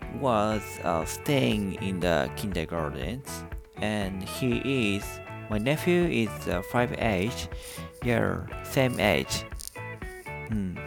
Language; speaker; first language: English; non-native, learner; Japanese